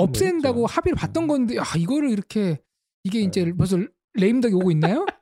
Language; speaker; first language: Korean; native; Korean